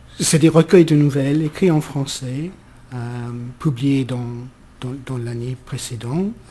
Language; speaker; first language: French; non-native, fluent; English